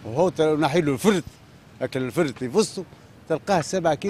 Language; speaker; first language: Arabic; native; Arabic